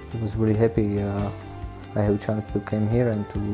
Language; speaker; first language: English; non-native, learner; Slovak